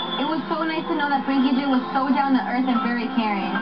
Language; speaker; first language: English; early bilingual, other home language; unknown